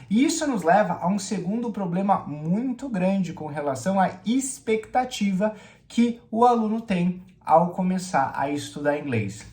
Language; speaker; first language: Portuguese; native; Portuguese